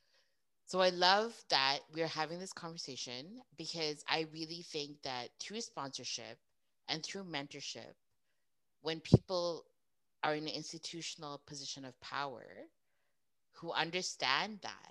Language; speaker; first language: English; native; English